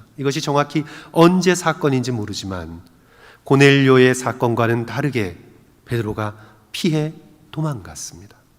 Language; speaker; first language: Korean; native; Korean